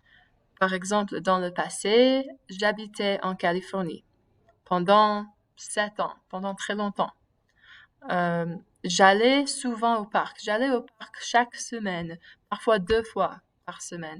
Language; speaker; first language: French; non-native, fluent; English